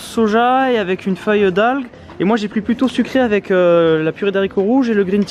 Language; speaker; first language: French; native; French